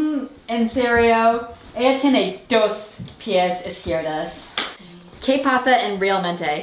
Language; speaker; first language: Spanish; non-native, learner; English